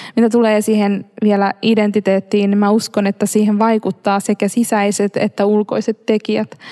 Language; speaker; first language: Finnish; early bilingual, other home language; Arabic